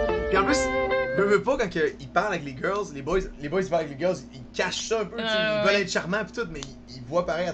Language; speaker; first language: French; native; French